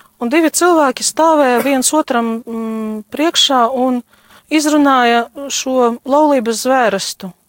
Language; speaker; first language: Latvian; non-native, local second language; Russian